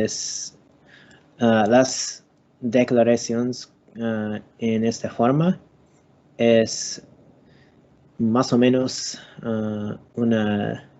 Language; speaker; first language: Spanish; non-native, learner; English